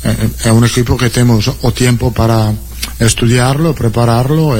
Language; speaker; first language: Portuguese; non-native, learner; Italian